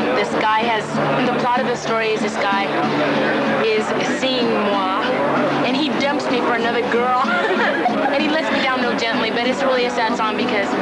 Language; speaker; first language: English; native; English